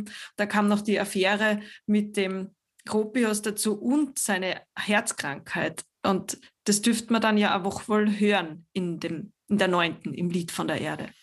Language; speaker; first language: German; native; German